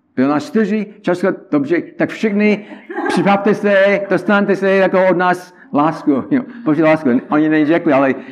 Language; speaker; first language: Czech; non-native, learner; English